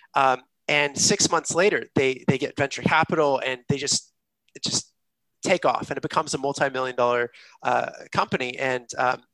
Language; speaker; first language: English; native; English